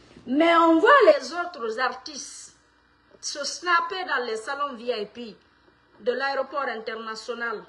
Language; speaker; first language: French; non-native, local second language; Fula